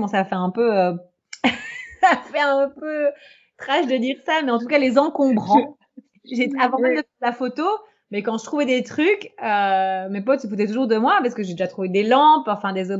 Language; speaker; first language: French; native; French